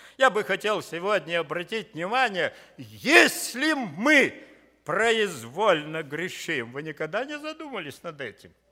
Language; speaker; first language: Russian; native; Russian